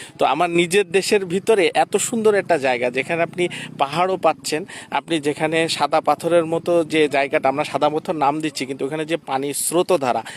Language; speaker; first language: Bangla; native; Bangla